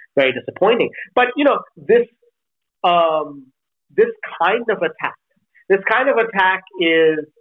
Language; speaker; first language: English; non-native, local second language; Bangla